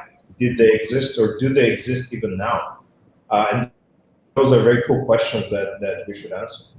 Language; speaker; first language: English; non-native, fluent; Bulgarian